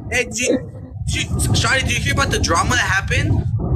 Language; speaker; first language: English; early bilingual, other home language; Spanish